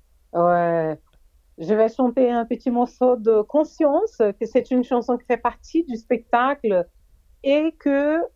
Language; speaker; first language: French; non-native, fluent; Portuguese